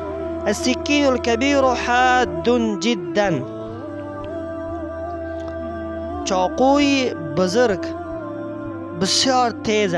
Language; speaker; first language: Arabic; non-native, fluent; Persian